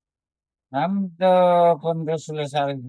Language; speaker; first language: Hindi; non-native, local second language; Bangla